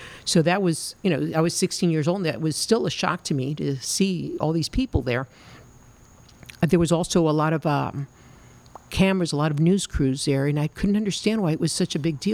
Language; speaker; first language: English; early bilingual, other home language; Spanish